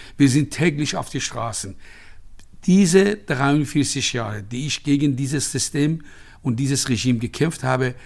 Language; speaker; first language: German; non-native, fluent; Persian